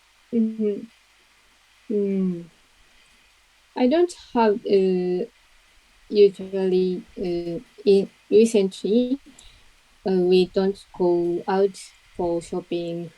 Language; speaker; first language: English; non-native, learner; Japanese